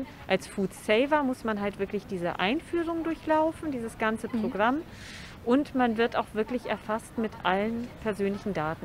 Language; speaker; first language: German; native; German